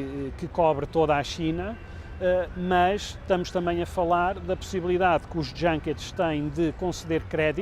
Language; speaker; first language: Portuguese; native; Portuguese